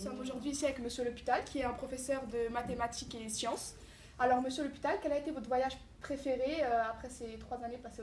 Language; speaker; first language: French; native; French